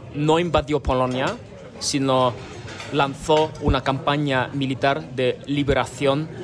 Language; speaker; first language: Spanish; non-native, fluent; Ukrainian